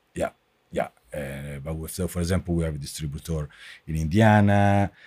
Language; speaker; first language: English; non-native, fluent; Italian